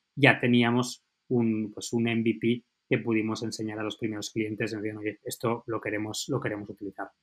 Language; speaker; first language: Spanish; native; Spanish